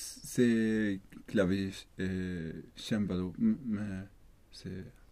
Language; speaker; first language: French; non-native, learner; Swedish